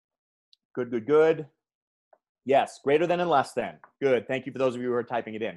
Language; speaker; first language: English; native; English